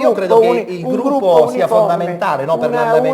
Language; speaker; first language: Italian; native; Italian